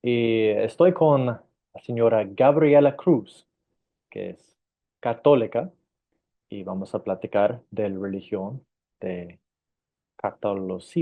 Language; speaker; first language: Spanish; non-native, fluent; English